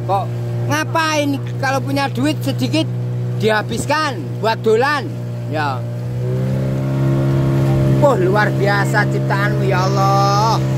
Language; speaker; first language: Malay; non-native, local second language; Javanese